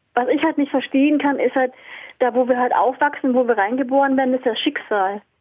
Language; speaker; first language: German; early bilingual, other home language; Vietnamese